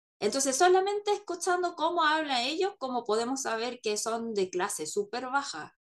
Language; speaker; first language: Spanish; non-native, fluent; Korean